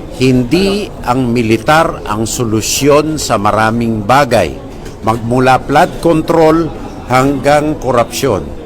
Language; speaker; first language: Filipino; native; Filipino